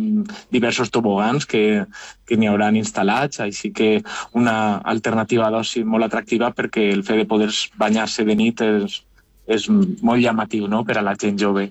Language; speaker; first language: Catalan; native; Catalan